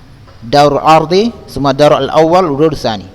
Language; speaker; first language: Arabic; non-native, fluent; Indonesian